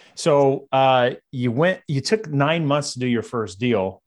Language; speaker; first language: English; native; English